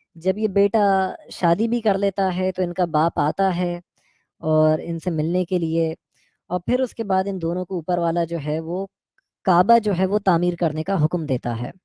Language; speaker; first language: Urdu; native; Urdu